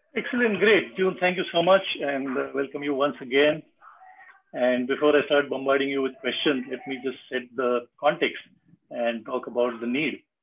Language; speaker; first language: English; non-native, local second language; Marathi